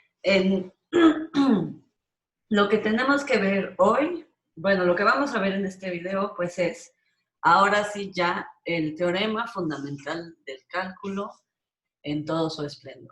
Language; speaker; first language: Spanish; native; Spanish